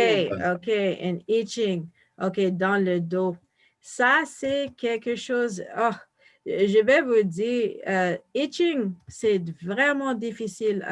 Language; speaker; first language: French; non-native, fluent; English